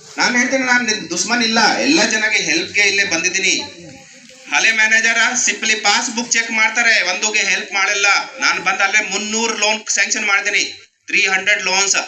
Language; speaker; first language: Kannada; non-native, learner; Hindi